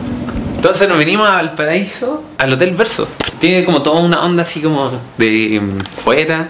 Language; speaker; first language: Spanish; native; Spanish